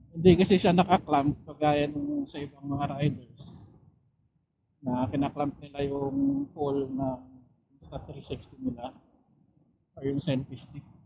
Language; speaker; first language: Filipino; non-native, local second language; Cebuano